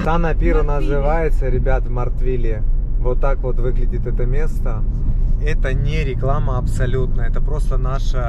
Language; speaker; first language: Russian; native; Russian